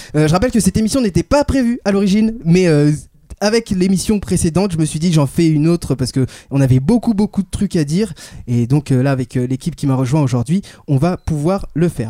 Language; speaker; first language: French; native; French